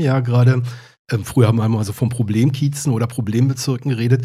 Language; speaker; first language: German; native; German